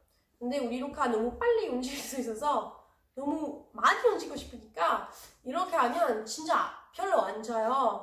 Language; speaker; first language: Korean; non-native, learner; French